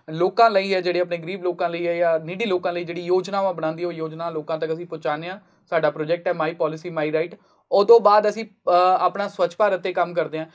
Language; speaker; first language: Punjabi; non-native, local second language; Hindi